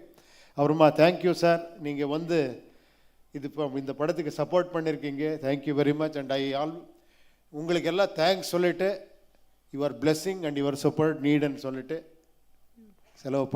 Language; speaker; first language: Tamil; non-native, learner; Kannada